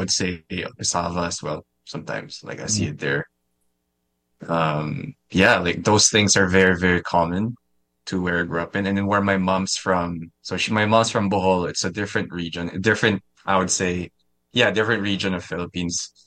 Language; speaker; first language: English; non-native, local second language; Filipino